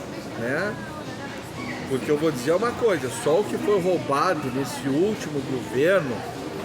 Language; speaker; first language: Portuguese; native; Portuguese